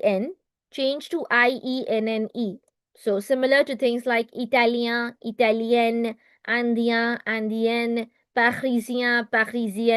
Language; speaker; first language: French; non-native, fluent; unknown